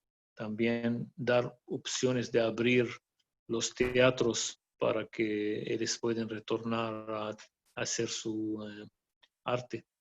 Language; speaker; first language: Spanish; non-native, fluent; Arabic